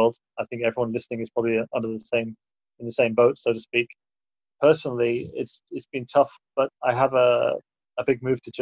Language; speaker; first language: English; native; English